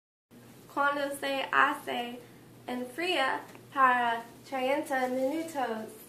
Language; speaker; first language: Spanish; non-native, learner; English